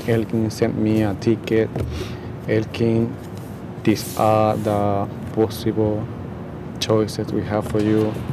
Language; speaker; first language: English; non-native, fluent; Spanish